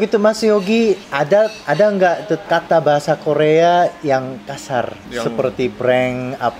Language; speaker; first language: Indonesian; non-native, fluent; Korean